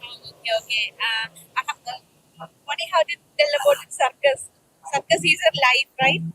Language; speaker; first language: English; non-native, local second language; Malayalam